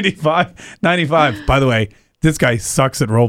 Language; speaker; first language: English; native; English